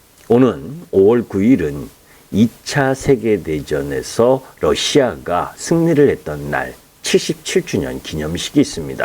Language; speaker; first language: Korean; native; Korean